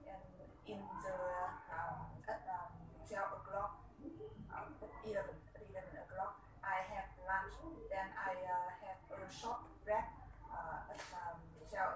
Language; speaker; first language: English; non-native, learner; Vietnamese